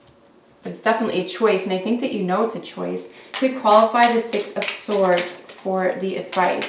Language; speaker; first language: English; native; English